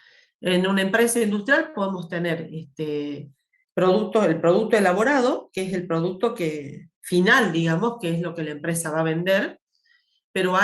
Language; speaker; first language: Spanish; native; Spanish